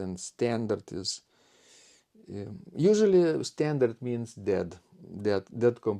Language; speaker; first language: English; non-native, fluent; Lithuanian